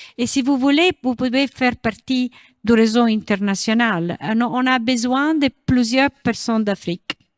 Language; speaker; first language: French; non-native, learner; Italian